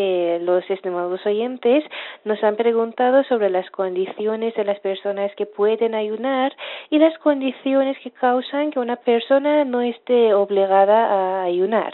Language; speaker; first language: Spanish; non-native, fluent; Persian